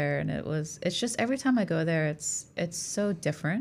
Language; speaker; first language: English; native; English